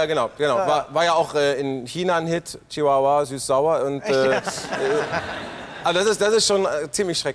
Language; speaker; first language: German; native; German